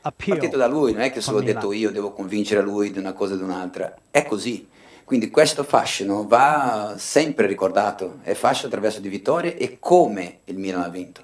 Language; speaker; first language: Italian; non-native, fluent; Spanish